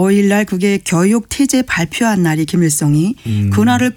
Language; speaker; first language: Korean; native; Korean